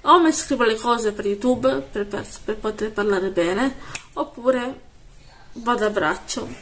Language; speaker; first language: Italian; native; Italian